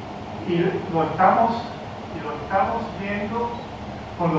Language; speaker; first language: Spanish; early bilingual, heritage; Spanish